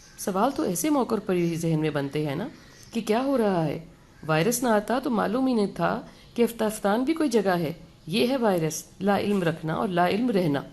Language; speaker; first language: Urdu; native; Urdu